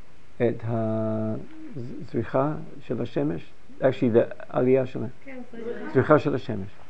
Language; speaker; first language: Hebrew; non-native, fluent; English